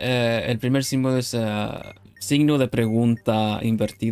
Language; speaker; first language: Spanish; non-native, learner; Dutch